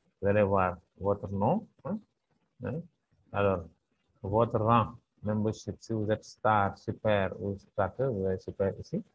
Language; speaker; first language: French; non-native, local second language; Wolof